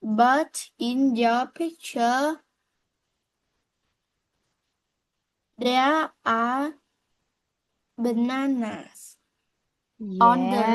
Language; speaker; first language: English; non-native, learner; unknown